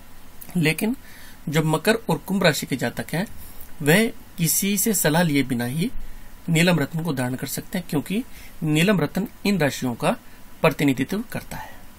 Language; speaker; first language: Hindi; native; Hindi